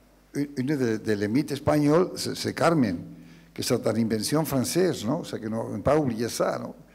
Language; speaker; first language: French; non-native, learner; Spanish